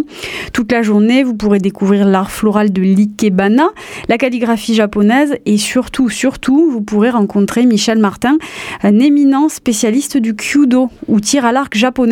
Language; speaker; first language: French; native; French